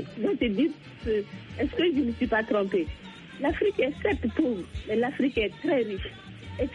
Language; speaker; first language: French; non-native, local second language; Bambara